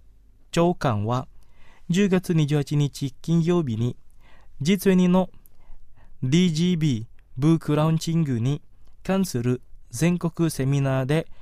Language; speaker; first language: Japanese; non-native, fluent; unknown